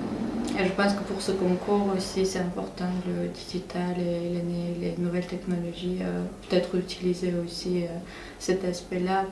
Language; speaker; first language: French; non-native, fluent; Armenian